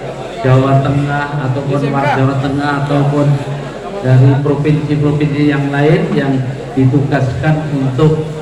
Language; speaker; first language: Indonesian; non-native, local second language; Javanese